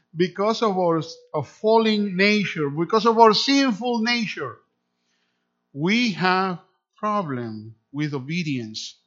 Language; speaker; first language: English; non-native, fluent; Spanish